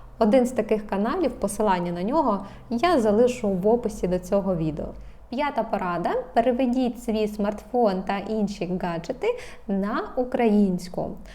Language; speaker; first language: Ukrainian; non-native, local second language; Russian